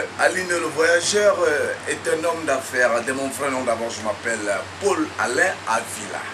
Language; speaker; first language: French; non-native, local second language; Lingala